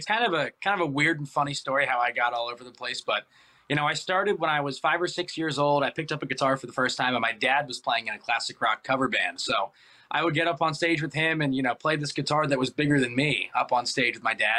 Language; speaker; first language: English; native; English